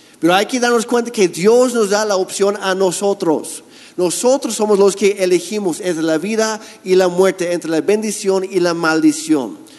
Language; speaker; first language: Spanish; non-native, fluent; English